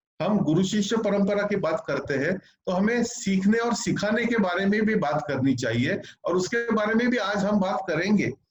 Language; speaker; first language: Hindi; non-native, local second language; Marathi